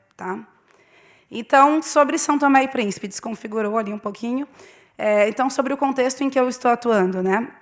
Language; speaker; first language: Portuguese; native; Portuguese